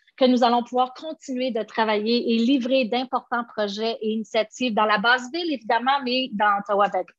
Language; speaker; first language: French; native; French